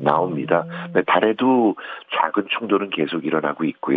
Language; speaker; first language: Korean; native; Korean